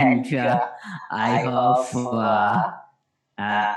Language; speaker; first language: English; non-native, learner; Bangla